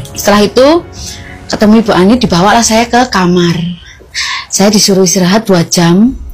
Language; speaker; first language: Indonesian; native; Indonesian